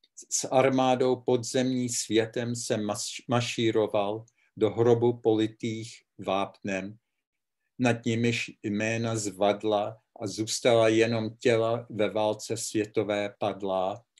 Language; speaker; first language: Czech; early bilingual, heritage; Czech